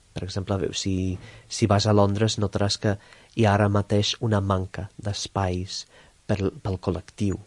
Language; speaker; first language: Catalan; non-native, fluent; English